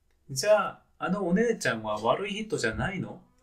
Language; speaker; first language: Japanese; native; Japanese